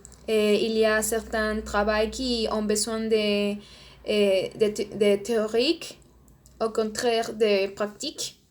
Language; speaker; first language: French; non-native, learner; Spanish